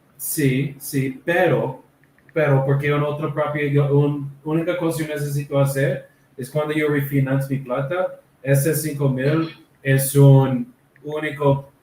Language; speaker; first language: Spanish; non-native, learner; English